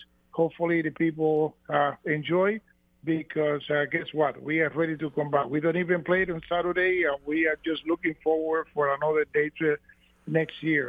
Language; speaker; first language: English; non-native, fluent; Spanish